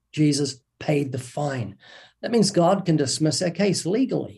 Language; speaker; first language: English; native; English